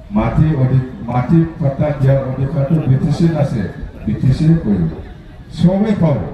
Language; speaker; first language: Assamese; non-native, local second language; Bodo